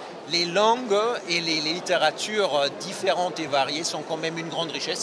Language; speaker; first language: French; non-native, fluent; German